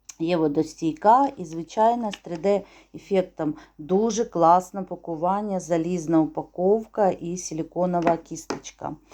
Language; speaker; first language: Ukrainian; non-native, local second language; Russian